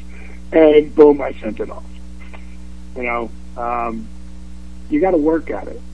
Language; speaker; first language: English; native; English